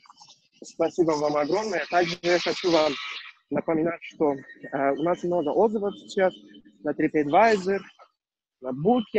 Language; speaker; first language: Russian; non-native, learner; Turkish